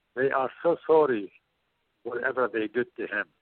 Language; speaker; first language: English; non-native, fluent; Arabic